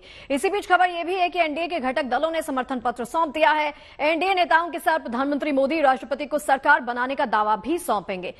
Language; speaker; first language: Hindi; native; Hindi